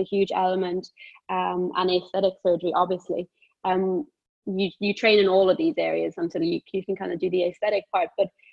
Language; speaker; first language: English; native; English